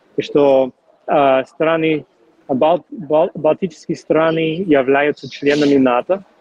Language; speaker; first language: Russian; non-native, fluent; English